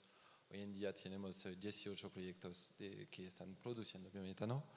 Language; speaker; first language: Spanish; non-native, fluent; French